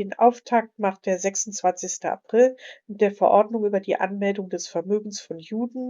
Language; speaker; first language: German; native; German